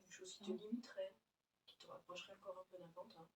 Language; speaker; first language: French; native; French